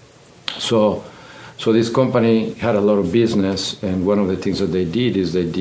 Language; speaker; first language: English; non-native, fluent; Spanish